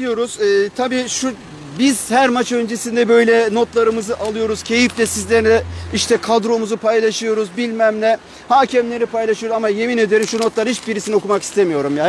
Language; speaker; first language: Turkish; native; Turkish